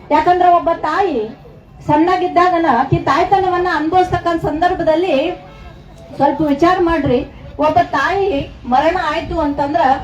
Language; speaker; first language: Kannada; native; Kannada